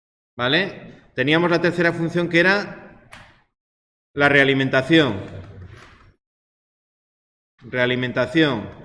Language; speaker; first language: Spanish; native; Spanish